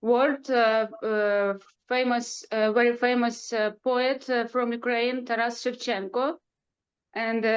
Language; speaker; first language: English; non-native, learner; Ukrainian